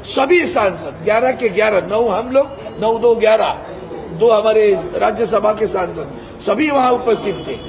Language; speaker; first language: Hindi; non-native, local second language; Marathi